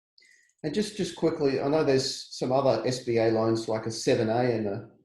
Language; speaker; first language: English; native; English